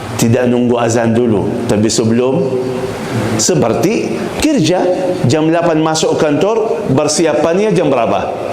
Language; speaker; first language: Malay; non-native, fluent; Arabic